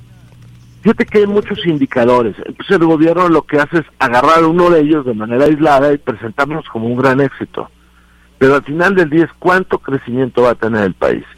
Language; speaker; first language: Spanish; native; Spanish